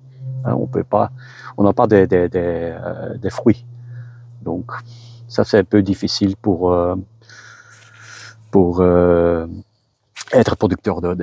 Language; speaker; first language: French; non-native, local second language; Dutch